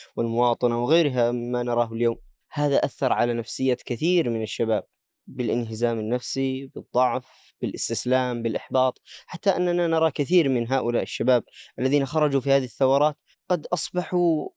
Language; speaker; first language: Arabic; native; Arabic